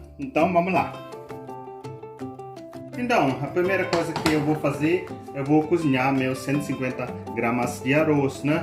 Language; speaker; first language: Portuguese; non-native, learner; German